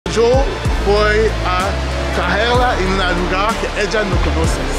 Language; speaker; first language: Spanish; non-native, learner; English